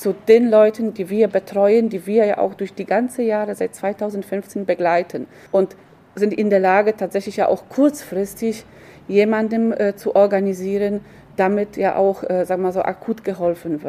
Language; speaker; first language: German; non-native, fluent; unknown